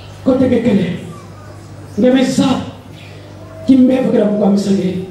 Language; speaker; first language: French; non-native, local second language; Lingala